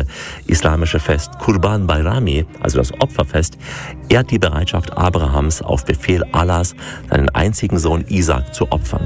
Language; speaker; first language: German; native; German